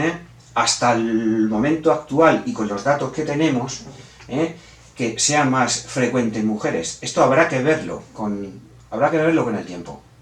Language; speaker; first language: Spanish; native; Spanish